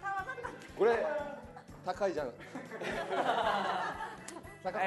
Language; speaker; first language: Japanese; non-native, learner; Korean